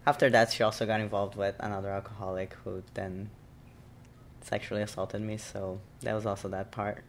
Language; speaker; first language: English; non-native, fluent; Portuguese